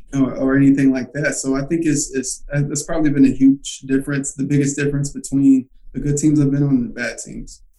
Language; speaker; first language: English; native; English